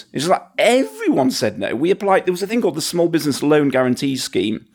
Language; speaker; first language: English; native; English